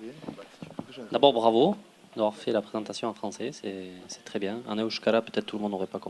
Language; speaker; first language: French; native; French